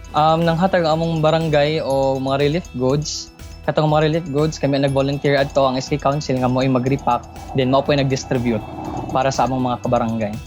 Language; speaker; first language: Cebuano; native; Cebuano